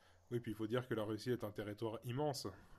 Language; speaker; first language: French; native; French